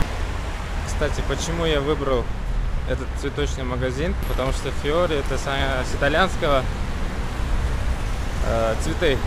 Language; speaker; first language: Russian; non-native, local second language; Uzbek